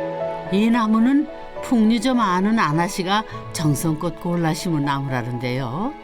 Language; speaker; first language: Korean; native; Korean